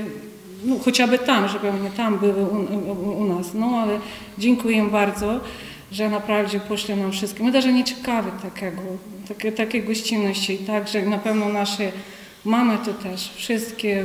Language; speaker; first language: Polish; non-native, fluent; Ukrainian